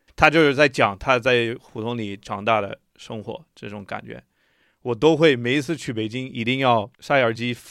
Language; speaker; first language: Chinese; non-native, fluent; English